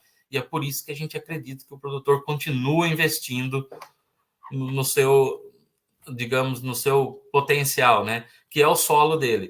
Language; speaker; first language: Portuguese; native; Portuguese